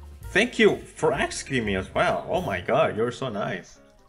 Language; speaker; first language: English; non-native, fluent; Indonesian